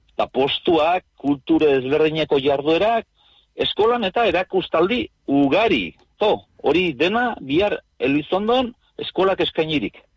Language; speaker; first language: Basque; native; Basque